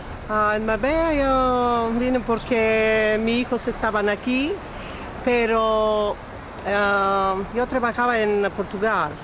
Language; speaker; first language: Spanish; non-native, learner; Bulgarian